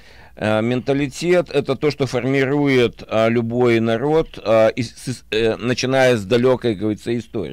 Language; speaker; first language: Russian; native; Russian